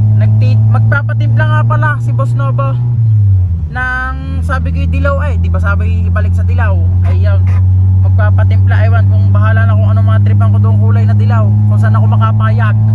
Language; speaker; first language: Filipino; native; Filipino